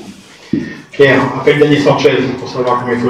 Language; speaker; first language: French; native; French